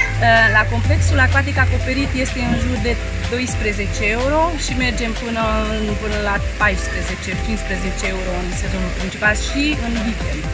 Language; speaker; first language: Romanian; non-native, fluent; Hungarian